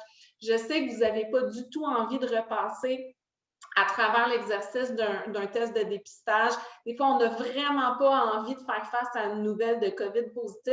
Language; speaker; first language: French; native; French